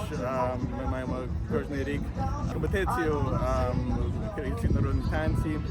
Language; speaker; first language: Ukrainian; early bilingual, heritage; Ukrainian